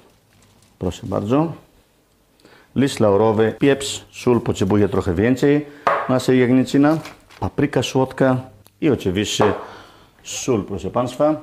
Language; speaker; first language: Polish; non-native, learner; Greek